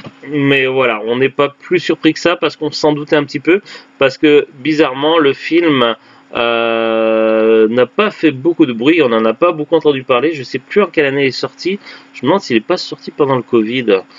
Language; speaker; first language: French; native; French